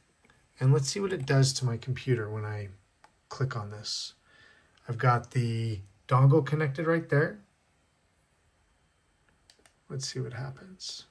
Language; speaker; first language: English; native; English